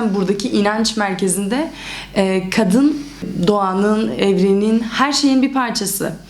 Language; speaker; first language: Turkish; native; Turkish